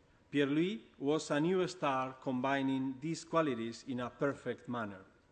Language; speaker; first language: English; non-native, fluent; Basque